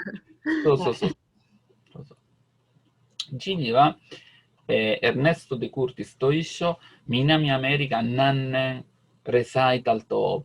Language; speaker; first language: Japanese; non-native, learner; Italian